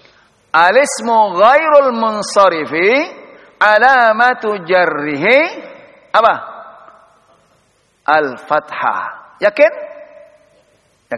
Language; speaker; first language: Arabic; non-native, fluent; Indonesian